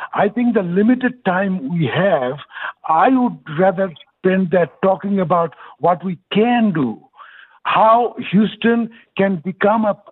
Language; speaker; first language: English; non-native, fluent; Bangla